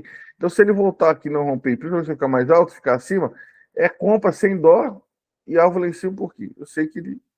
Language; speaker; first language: Portuguese; native; Portuguese